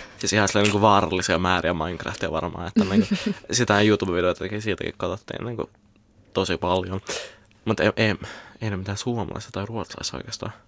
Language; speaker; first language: Finnish; early bilingual, heritage; Finnish